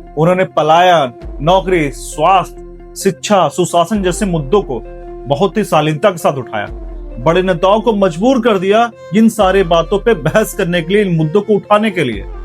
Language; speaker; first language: Hindi; native; Hindi